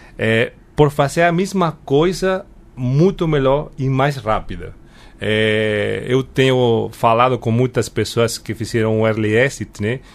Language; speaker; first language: Portuguese; non-native, fluent; Spanish